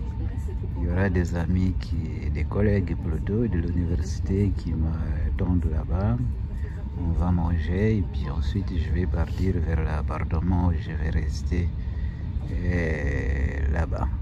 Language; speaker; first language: French; non-native, fluent; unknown